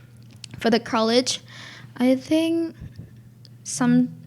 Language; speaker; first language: English; non-native, learner; Indonesian